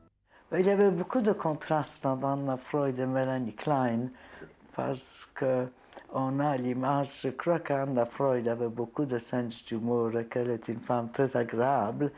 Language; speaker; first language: French; non-native, fluent; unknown